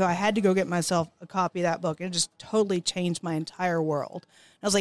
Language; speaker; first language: English; native; English